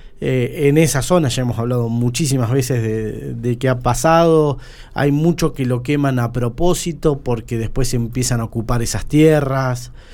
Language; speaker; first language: Spanish; native; Spanish